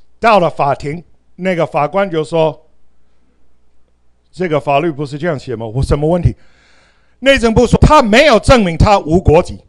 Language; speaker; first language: Chinese; non-native, fluent; English